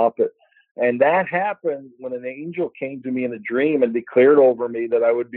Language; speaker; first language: English; native; English